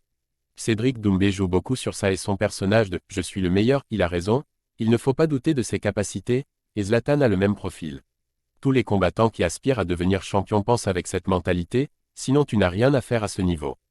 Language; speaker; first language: French; native; French